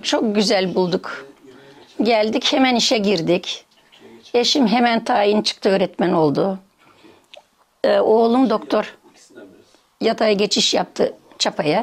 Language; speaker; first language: Turkish; early bilingual, heritage; Turkish